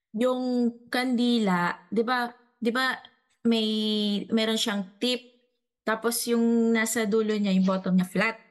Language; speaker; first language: Filipino; non-native, local second language; Cebuano